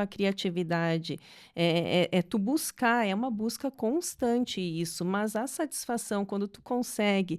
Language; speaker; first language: Portuguese; native; Portuguese